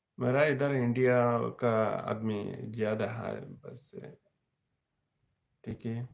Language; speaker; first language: Hindi; non-native, learner; Bangla